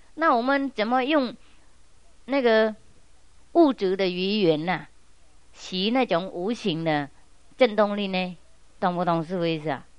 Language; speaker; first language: Chinese; non-native, fluent; Vietnamese